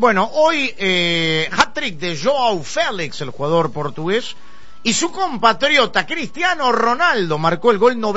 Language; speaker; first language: Spanish; native; Spanish